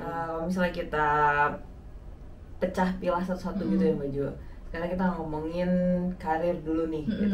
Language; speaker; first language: Indonesian; native; Indonesian